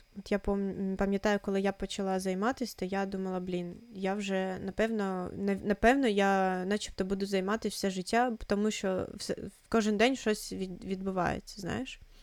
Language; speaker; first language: Ukrainian; non-native, local second language; Russian